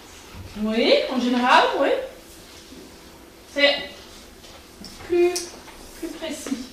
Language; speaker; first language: French; non-native, local second language; Dutch